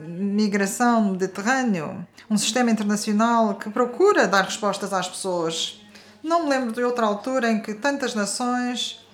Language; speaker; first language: Portuguese; non-native, fluent; Norwegian